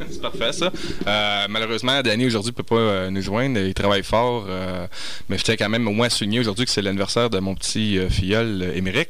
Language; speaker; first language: French; native; French